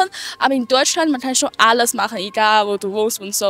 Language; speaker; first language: German; non-native, fluent; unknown